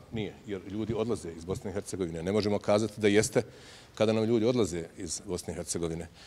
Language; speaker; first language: Bosnian; native; Bosnian